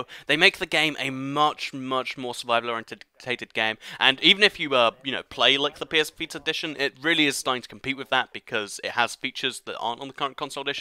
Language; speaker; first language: English; native; English